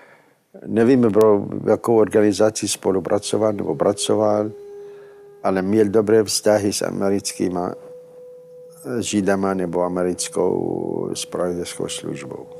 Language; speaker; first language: Czech; non-native, fluent; Arabic